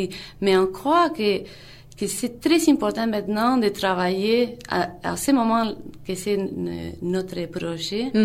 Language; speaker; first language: French; non-native, fluent; Spanish